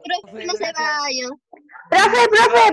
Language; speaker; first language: Spanish; native; Spanish